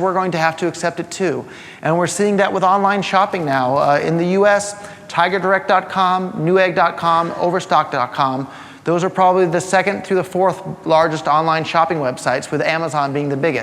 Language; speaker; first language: English; native; English